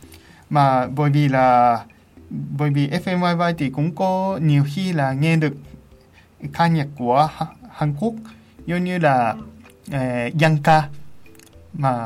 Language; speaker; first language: Vietnamese; non-native, fluent; Japanese